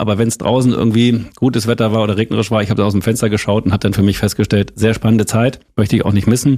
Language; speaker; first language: German; native; German